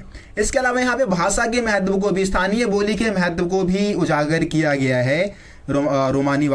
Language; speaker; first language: Hindi; native; Hindi